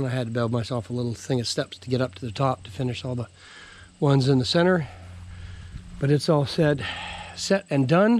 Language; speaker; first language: English; native; English